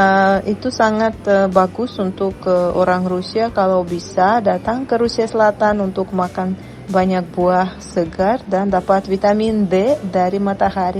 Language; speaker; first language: Indonesian; non-native, fluent; Russian